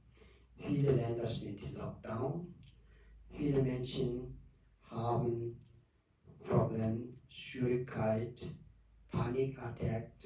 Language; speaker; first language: German; non-native, learner; Tibetan